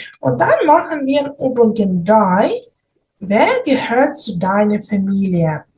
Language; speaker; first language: German; non-native, fluent; Ukrainian